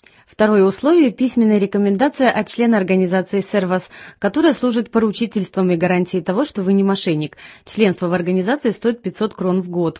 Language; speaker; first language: Russian; native; Russian